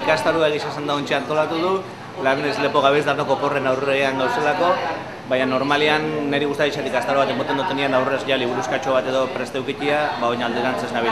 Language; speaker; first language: Basque; native; Basque